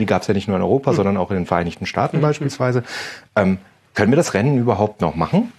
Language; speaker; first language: German; native; German